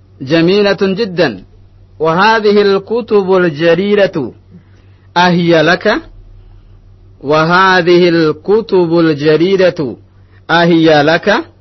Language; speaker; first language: Arabic; non-native, fluent; Indonesian